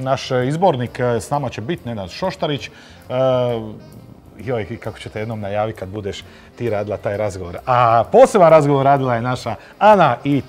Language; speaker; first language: Croatian; native; Croatian